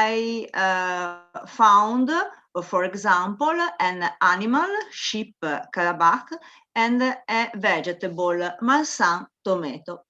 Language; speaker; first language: English; non-native, learner; Italian